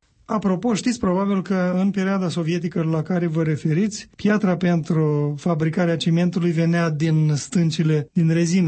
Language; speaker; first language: Romanian; native; Romanian